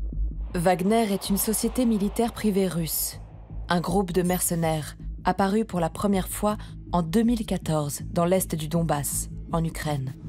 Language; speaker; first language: French; native; French